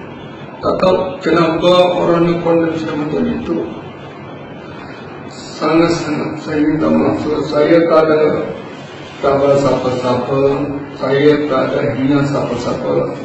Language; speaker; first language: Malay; non-native, fluent; Bangla